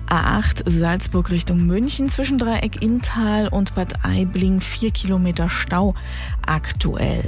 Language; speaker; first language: German; native; German